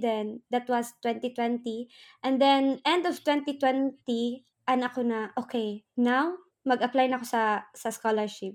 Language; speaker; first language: English; non-native, local second language; Surigaonon